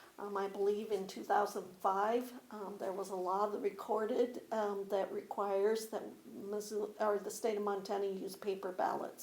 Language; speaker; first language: English; native; English